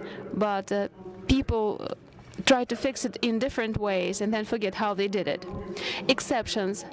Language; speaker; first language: English; non-native, fluent; Russian